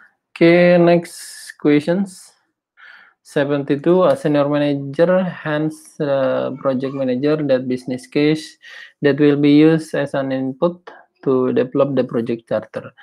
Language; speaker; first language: English; non-native, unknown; Indonesian